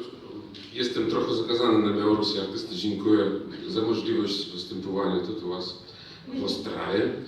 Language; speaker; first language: Polish; non-native, learner; Belarusian